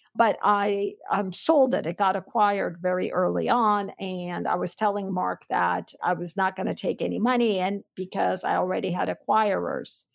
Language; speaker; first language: English; non-native, fluent; Armenian